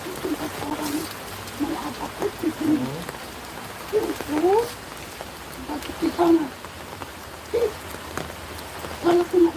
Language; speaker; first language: Indonesian; non-native, local second language; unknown